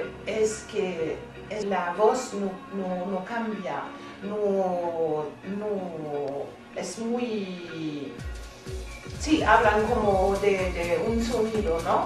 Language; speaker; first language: Spanish; non-native, fluent; German